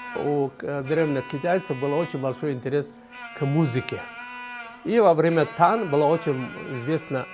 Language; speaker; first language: Russian; non-native, fluent; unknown